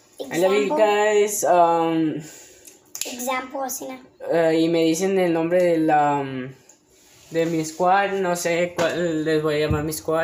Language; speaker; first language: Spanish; early bilingual, heritage; Spanish